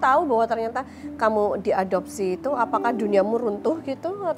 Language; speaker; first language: Indonesian; native; Indonesian